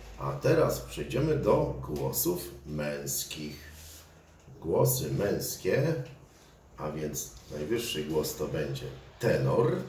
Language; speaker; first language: Polish; native; Polish